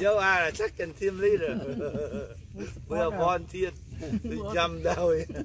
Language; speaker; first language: English; non-native, learner; Vietnamese